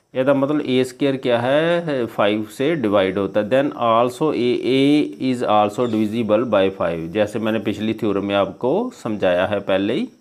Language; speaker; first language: Hindi; non-native, local second language; Punjabi